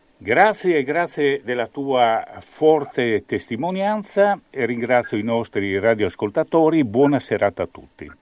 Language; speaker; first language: Italian; native; Italian